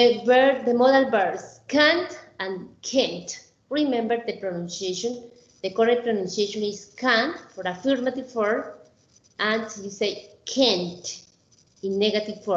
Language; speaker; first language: English; non-native, fluent; Spanish